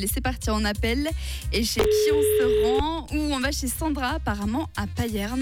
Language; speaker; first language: French; native; French